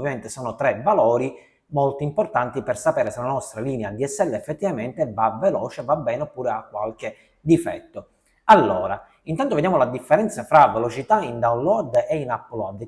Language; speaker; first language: Italian; native; Italian